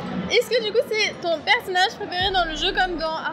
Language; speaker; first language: French; native; French